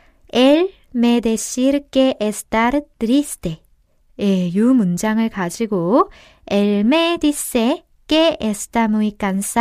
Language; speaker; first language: Spanish; non-native, fluent; Korean